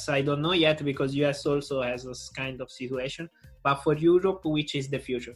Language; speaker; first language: English; non-native, learner; Italian